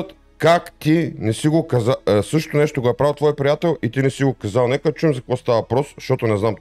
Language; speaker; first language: Bulgarian; native; Bulgarian